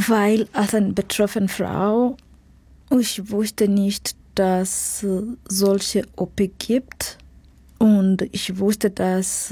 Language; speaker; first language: German; non-native, fluent; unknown